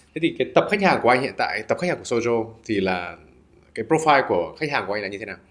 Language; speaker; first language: Vietnamese; native; Vietnamese